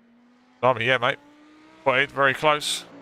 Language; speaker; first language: English; native; English